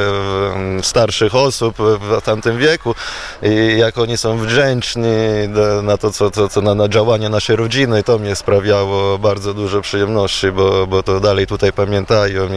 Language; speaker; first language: Polish; non-native, fluent; Italian